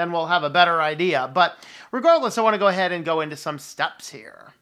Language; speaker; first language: English; native; English